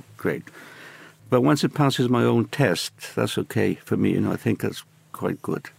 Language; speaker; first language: English; native; English